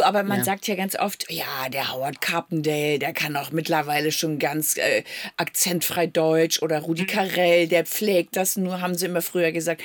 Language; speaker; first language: German; native; German